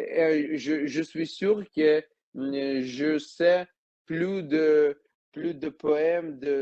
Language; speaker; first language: French; non-native, learner; Ukrainian